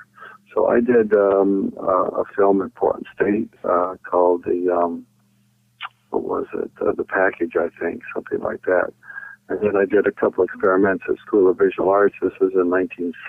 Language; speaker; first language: English; native; English